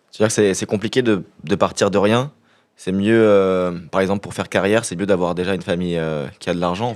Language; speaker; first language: French; native; French